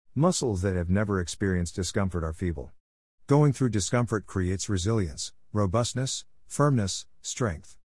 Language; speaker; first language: English; non-native, local second language; Bemba